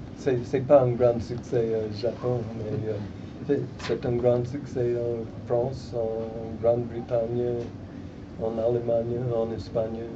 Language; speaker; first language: French; non-native, fluent; English